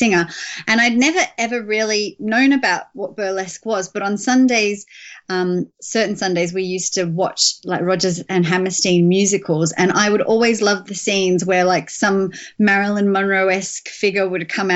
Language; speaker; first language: English; native; English